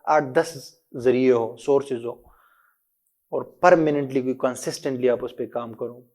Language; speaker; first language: Urdu; non-native, local second language; Pashto